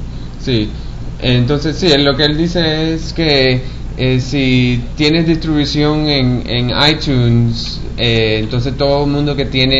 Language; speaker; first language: Spanish; early bilingual, heritage; Spanish